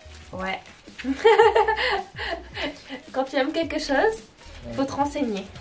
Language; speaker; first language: French; native; French